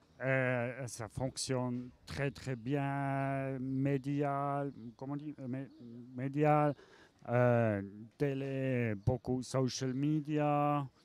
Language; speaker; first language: French; non-native, learner; German